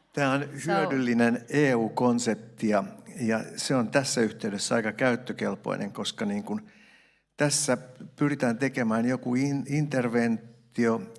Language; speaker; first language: Finnish; native; Finnish